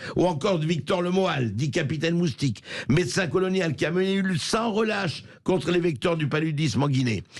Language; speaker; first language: French; native; French